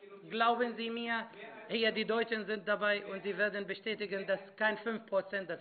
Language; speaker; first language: German; non-native, fluent; Arabic